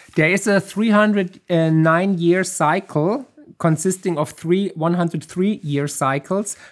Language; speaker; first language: English; non-native, fluent; German